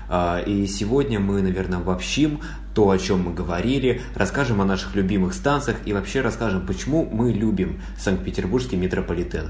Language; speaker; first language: Russian; native; Russian